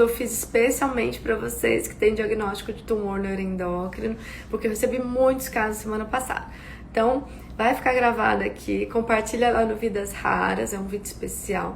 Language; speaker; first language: Portuguese; native; Portuguese